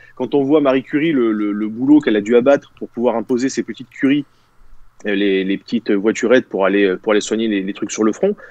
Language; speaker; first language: French; native; French